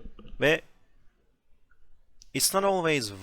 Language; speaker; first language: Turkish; non-native, fluent; English